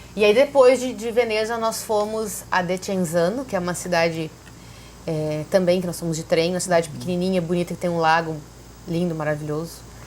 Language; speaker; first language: Portuguese; native; Portuguese